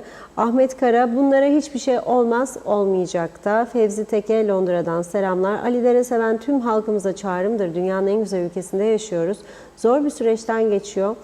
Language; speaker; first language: Turkish; native; Turkish